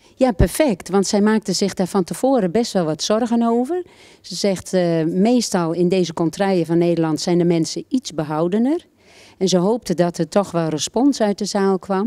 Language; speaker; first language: Dutch; native; Dutch